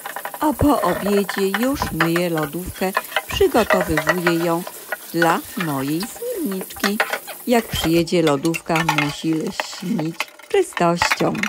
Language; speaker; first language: Polish; native; Polish